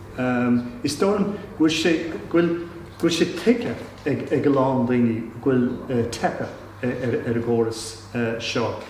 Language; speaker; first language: Irish; non-native, local second language; English